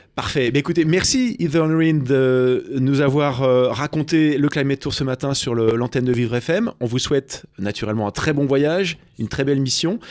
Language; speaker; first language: French; native; French